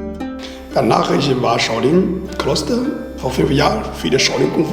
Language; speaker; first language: German; non-native, learner; Chinese